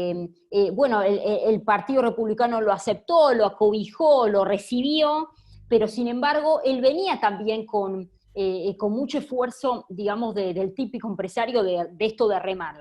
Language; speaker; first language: Spanish; native; Spanish